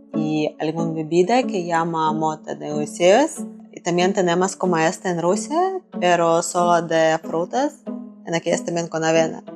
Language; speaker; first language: Spanish; non-native, learner; Russian